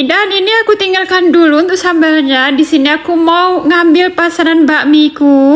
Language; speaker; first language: Indonesian; native; Indonesian